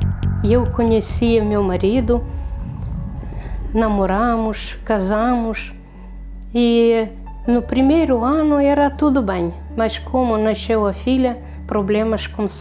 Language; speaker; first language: Portuguese; non-native, fluent; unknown